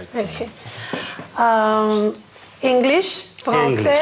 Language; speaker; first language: German; non-native, learner; Russian